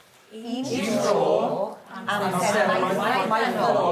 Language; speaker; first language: Welsh; non-native, learner; English